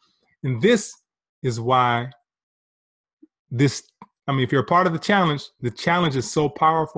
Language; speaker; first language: English; native; English